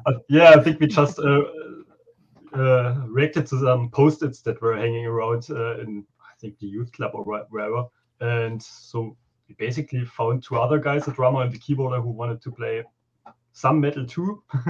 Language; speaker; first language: English; non-native, fluent; German